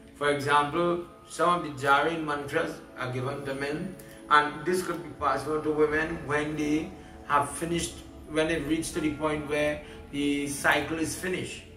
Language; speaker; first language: English; native; English